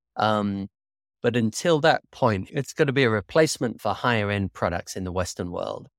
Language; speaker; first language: English; native; English